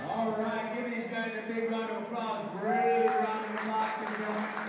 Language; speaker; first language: English; native; English